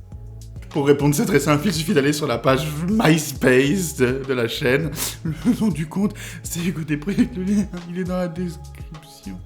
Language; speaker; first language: French; native; French